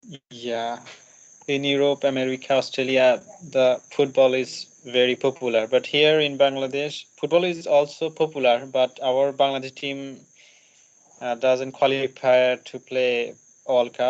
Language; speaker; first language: English; non-native, learner; Bangla